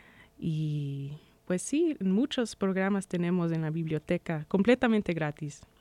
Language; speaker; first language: Spanish; early bilingual, heritage; Spanish